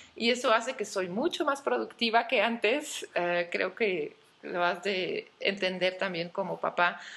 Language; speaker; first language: Spanish; non-native, fluent; Dutch